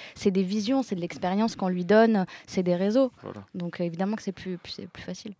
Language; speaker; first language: French; native; French